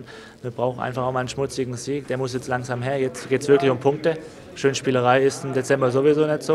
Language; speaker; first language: German; native; German